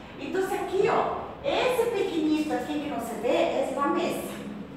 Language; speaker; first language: Portuguese; non-native, fluent; Spanish